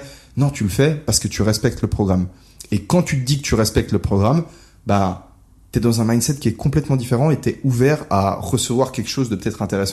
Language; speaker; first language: French; native; French